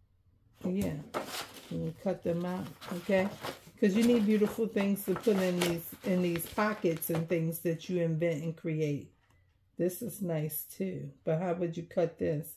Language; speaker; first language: English; native; English